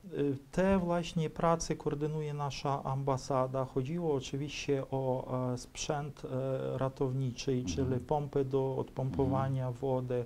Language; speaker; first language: Polish; non-native, fluent; Ukrainian